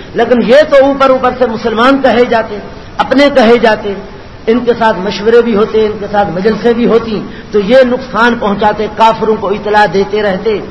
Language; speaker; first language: Urdu; non-native, local second language; Punjabi